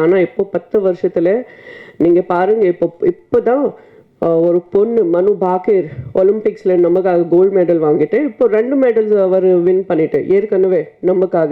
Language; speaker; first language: Tamil; non-native, fluent; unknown